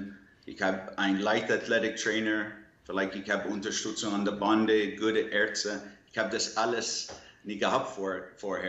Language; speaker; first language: German; non-native, learner; English